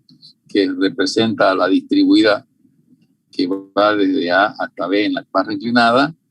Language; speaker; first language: Spanish; native; Spanish